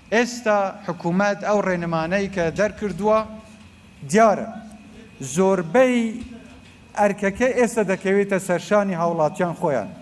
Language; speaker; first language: Central Kurdish; non-native, local second language; Kurdish